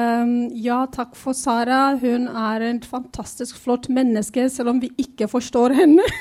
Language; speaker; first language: Norwegian; non-native, fluent; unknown